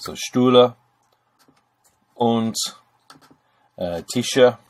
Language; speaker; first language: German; non-native, fluent; English